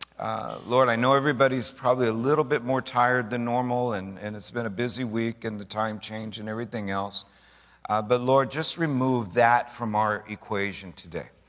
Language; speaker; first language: English; native; English